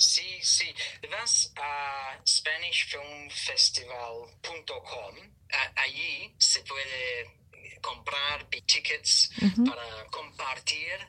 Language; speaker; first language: Spanish; non-native, learner; English